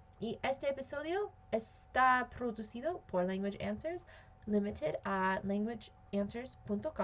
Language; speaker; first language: Spanish; non-native, fluent; English